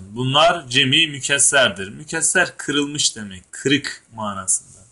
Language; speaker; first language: Turkish; native; Turkish